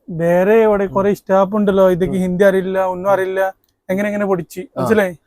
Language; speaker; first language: Malayalam; non-native, learner; Bangla